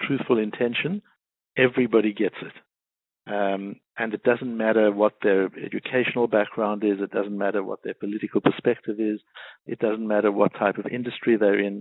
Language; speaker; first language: English; native; English